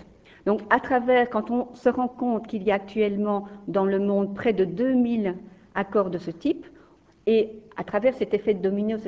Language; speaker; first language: French; native; French